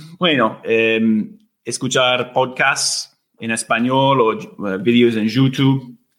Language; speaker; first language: Spanish; non-native, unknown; English